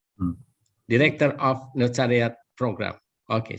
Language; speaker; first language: English; non-native, learner; Indonesian